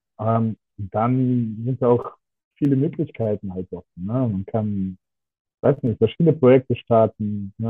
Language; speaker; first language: German; non-native, fluent; Russian